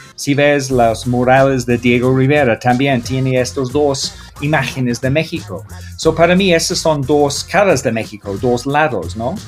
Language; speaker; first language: Spanish; non-native, learner; English